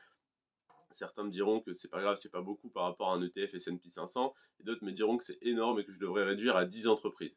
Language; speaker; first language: French; native; French